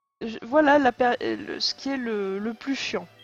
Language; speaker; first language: French; native; French